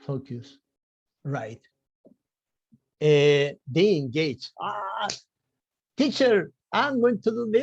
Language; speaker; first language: English; non-native, fluent; Spanish